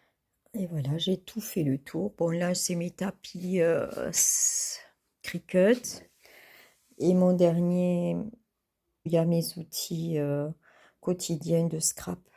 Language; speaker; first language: French; native; French